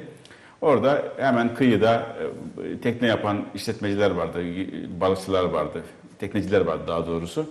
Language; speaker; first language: Turkish; native; Turkish